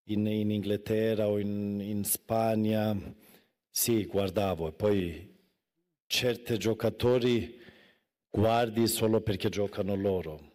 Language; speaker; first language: Italian; non-native, fluent; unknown